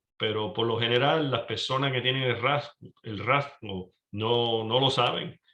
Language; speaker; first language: Spanish; early bilingual, heritage; Spanish